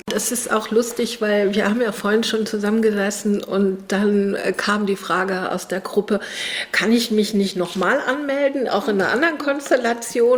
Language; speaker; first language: German; native; German